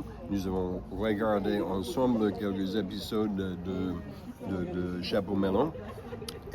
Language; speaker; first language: French; non-native, fluent; English